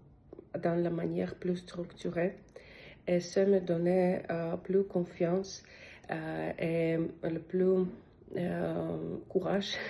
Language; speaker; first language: French; non-native, learner; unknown